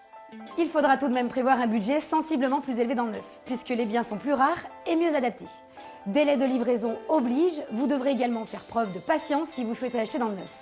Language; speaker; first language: French; native; French